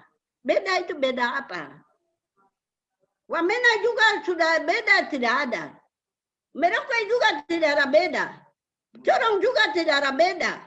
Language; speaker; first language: Indonesian; non-native, local second language; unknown